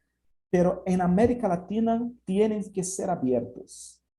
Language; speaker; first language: Spanish; non-native, fluent; Portuguese